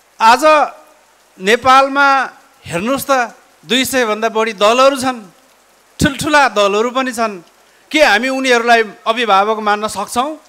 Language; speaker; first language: Nepali; native; Nepali